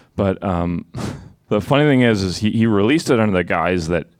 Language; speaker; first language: English; native; English